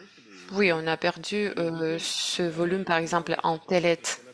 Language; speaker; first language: French; non-native, fluent; Russian